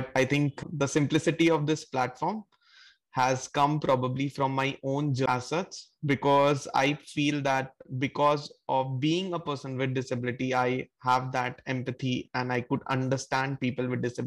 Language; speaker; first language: English; non-native, local second language; Hindi